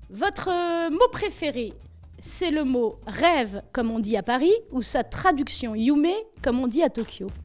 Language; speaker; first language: French; native; French